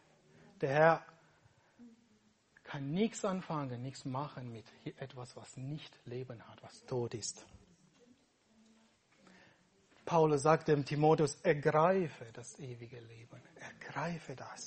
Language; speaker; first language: German; non-native, fluent; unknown